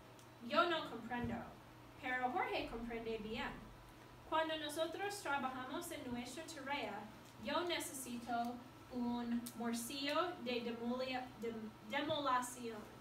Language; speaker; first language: Spanish; non-native, learner; English